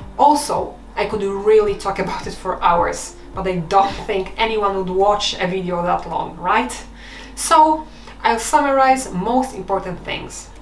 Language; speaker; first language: English; non-native, fluent; Polish